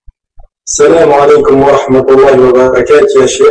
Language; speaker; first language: Arabic; early bilingual, heritage; Arabic